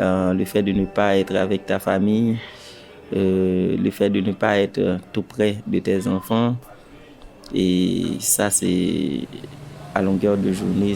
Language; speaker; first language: French; non-native, local second language; Haitian Creole